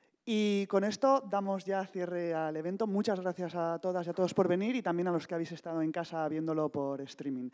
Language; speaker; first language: Spanish; non-native, local second language; Basque